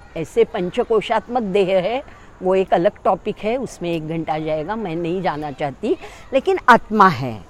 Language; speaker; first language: Hindi; non-native, local second language; Marathi